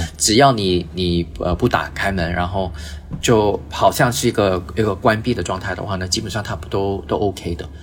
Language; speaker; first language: Chinese; early bilingual, heritage; Chinese